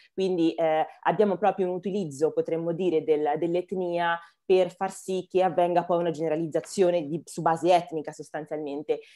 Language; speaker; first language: Italian; early bilingual, other home language; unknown